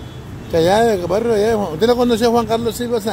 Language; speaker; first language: Spanish; native; Spanish